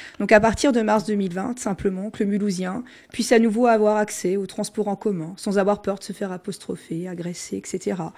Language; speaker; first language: French; non-native, local second language; Swiss German